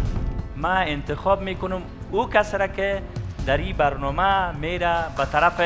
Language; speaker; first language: Persian; native; Persian